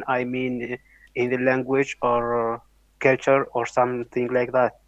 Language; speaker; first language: English; non-native, learner; Arabic